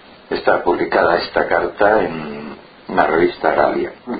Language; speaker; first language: Spanish; native; Spanish